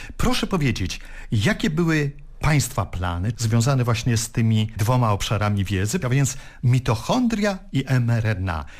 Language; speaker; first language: Polish; native; Polish